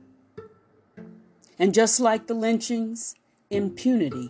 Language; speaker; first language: English; native; English